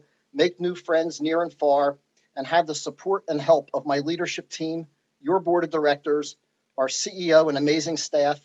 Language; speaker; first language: English; native; English